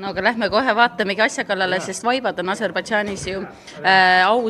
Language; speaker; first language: Estonian; native; Estonian